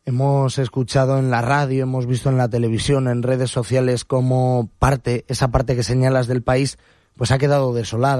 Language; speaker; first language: Spanish; native; Spanish